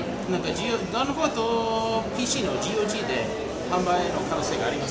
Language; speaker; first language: Japanese; non-native, fluent; English